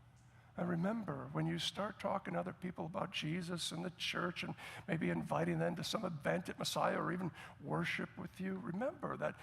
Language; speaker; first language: English; native; English